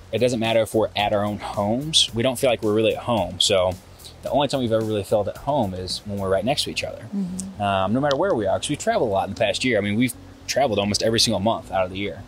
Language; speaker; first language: English; native; English